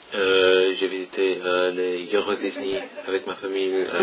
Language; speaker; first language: French; non-native, learner; English